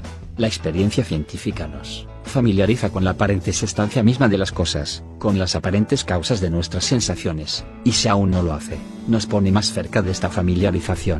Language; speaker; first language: Spanish; native; Spanish